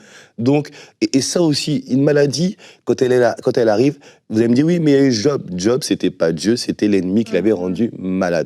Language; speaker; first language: French; native; French